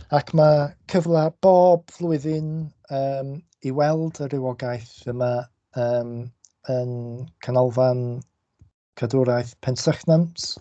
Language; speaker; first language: Welsh; non-native, local second language; English